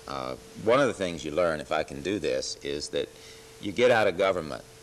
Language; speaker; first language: English; native; English